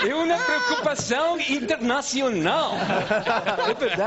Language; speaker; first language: Portuguese; non-native, fluent; Spanish